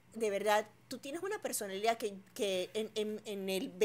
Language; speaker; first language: Spanish; native; Spanish